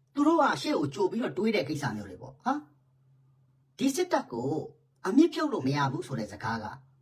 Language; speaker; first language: Burmese; non-native, local second language; S'gaw Karen